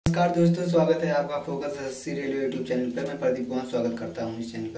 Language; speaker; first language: Hindi; native; Hindi